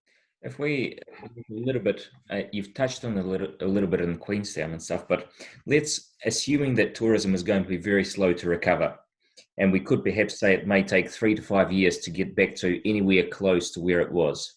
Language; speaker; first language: English; non-native, fluent; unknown